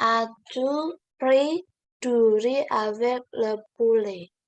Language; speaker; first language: French; non-native, learner; Indonesian